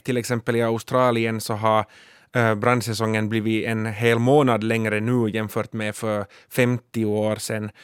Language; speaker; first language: Swedish; native; Swedish